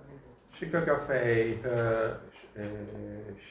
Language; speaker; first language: Chinese; non-native, learner; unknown